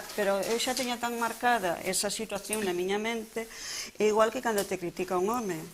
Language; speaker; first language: Galician; non-native, local second language; Spanish